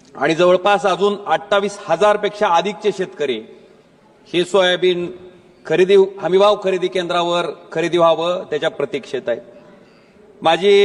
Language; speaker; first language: Marathi; native; Marathi